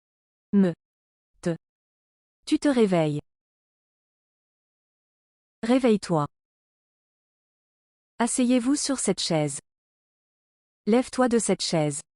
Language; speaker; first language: French; non-native, learner; English